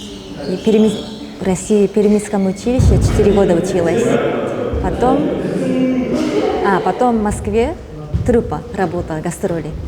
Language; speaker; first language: Russian; non-native, learner; Japanese